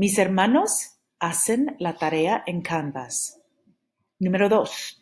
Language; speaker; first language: Spanish; non-native, fluent; English